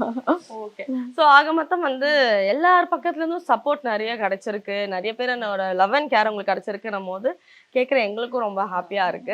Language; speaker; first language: Tamil; native; Tamil